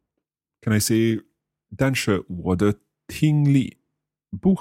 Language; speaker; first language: Chinese; non-native, learner; English